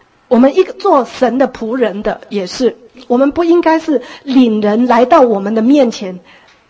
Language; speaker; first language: Chinese; native; Chinese